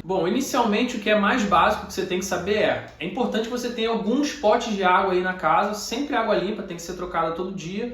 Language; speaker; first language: Portuguese; native; Portuguese